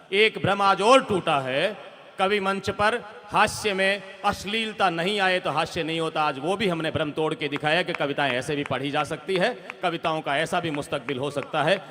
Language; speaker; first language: Hindi; non-native, local second language; Rajasthani